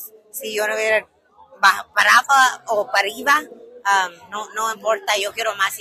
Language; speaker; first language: Spanish; non-native, learner; English